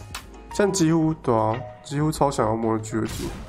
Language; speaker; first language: Chinese; native; Chinese